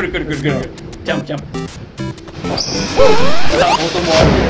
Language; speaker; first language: Japanese; non-native, fluent; English